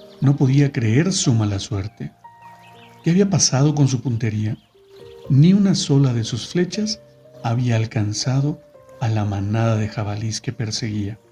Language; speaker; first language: Spanish; native; Spanish